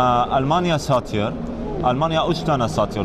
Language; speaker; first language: Turkish; non-native, learner; Arabic